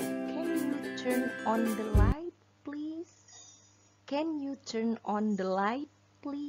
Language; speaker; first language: English; non-native, fluent; Indonesian